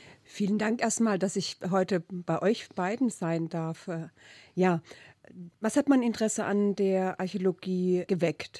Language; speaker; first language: German; native; German